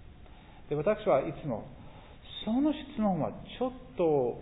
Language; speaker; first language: Japanese; non-native, fluent; English